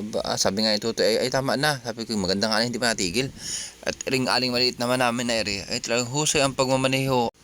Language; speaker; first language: Filipino; native; Filipino